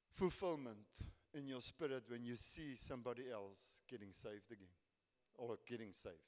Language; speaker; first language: English; non-native, local second language; Afrikaans